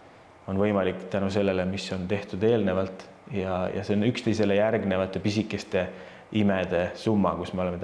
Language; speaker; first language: Estonian; native; Estonian